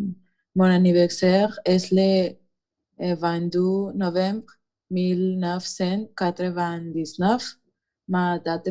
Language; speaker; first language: French; non-native, learner; Spanish